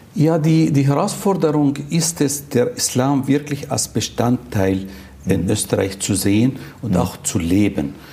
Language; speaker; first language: German; non-native, fluent; Arabic